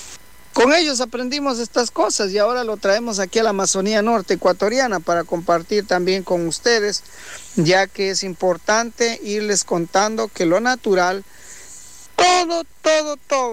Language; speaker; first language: Spanish; native; Spanish